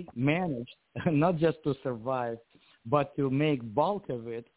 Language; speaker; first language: English; non-native, fluent; Ukrainian